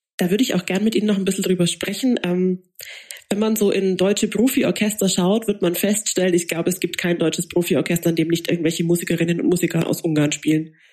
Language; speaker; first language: German; native; German